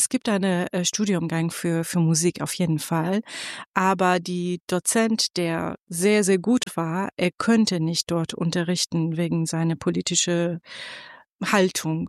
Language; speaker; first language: German; non-native, fluent; Persian